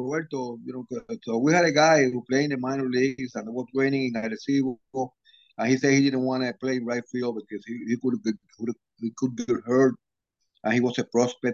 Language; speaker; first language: English; non-native, fluent; Spanish